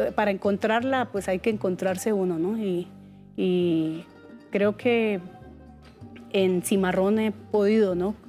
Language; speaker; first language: Spanish; native; Spanish